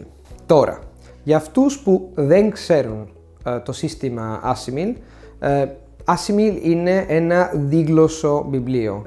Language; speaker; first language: Greek; non-native, fluent; Italian